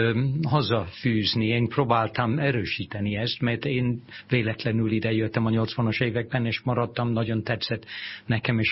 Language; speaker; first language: Hungarian; non-native, fluent; English